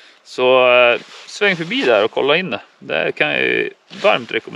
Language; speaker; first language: Swedish; native; Swedish